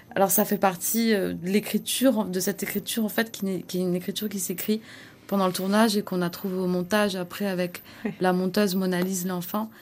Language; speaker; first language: French; native; French